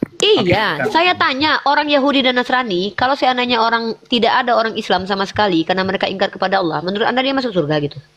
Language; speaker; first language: Indonesian; native; Indonesian